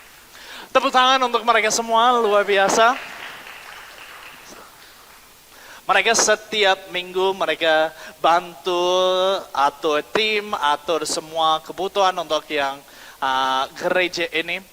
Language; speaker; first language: Indonesian; non-native, fluent; English